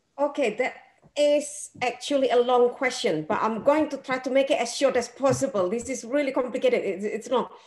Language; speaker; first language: English; non-native, fluent; Indonesian